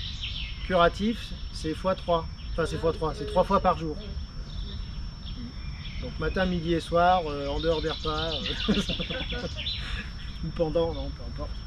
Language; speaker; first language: French; native; French